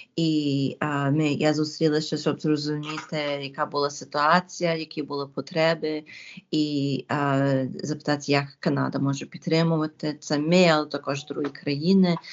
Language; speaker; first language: Ukrainian; early bilingual, heritage; Ukrainian